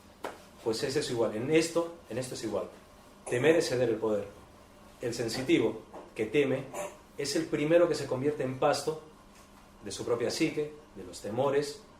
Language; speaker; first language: Spanish; native; Spanish